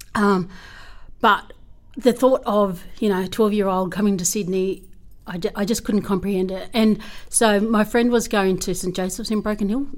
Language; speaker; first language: English; native; English